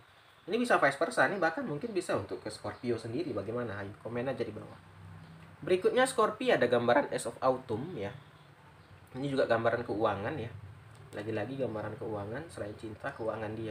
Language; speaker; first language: Indonesian; native; Indonesian